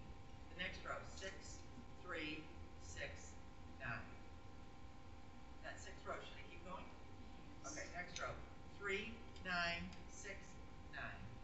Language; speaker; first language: English; native; English